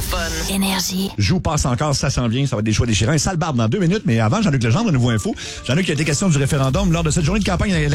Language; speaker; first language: French; native; French